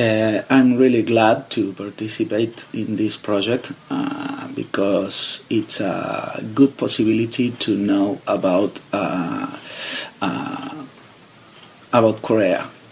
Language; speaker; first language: English; non-native, fluent; Spanish